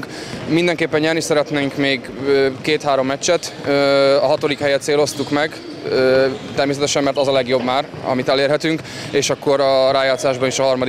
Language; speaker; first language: Hungarian; native; Hungarian